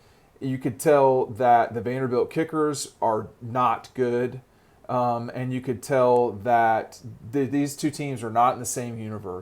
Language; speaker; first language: English; native; English